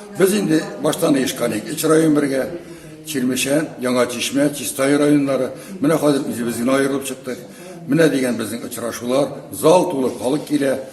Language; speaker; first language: Tatar; native; Tatar